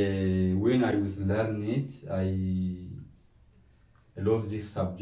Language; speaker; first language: English; non-native, learner; Oromo